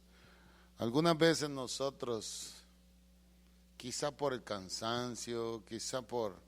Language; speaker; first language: Spanish; native; Spanish